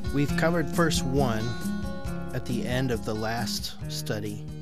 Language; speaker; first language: English; native; English